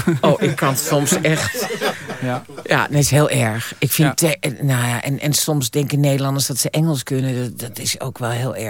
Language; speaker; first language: Dutch; native; Dutch